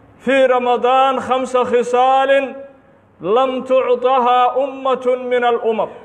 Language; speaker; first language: Arabic; non-native, local second language; Somali